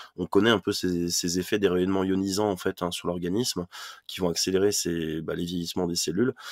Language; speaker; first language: French; native; French